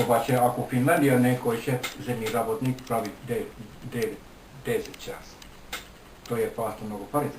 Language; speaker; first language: Bulgarian; non-native, learner; Finnish